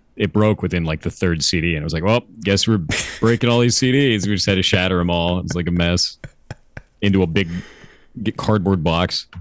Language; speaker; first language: English; native; English